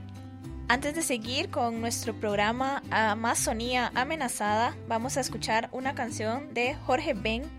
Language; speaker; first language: Spanish; native; Spanish